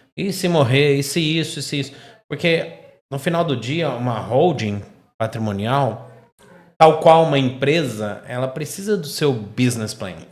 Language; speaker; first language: Portuguese; native; Portuguese